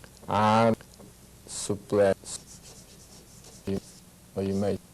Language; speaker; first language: English; non-native, learner; Japanese